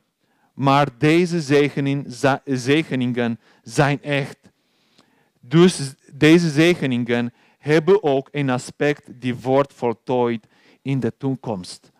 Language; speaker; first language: Dutch; non-native, learner; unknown